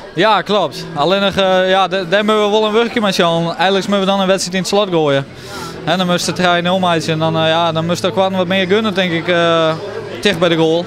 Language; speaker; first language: Dutch; native; Dutch